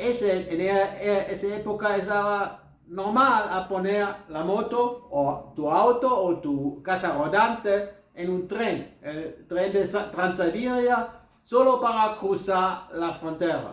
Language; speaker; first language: Spanish; non-native, learner; German